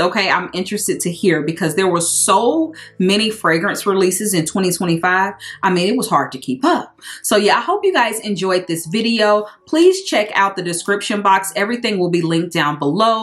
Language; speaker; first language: English; native; English